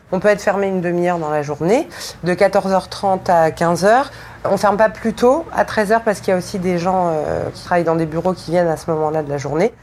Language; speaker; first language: French; native; French